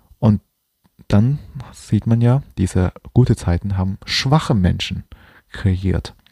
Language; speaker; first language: German; non-native, fluent; Chinese